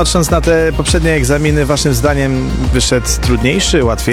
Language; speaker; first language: Polish; native; Polish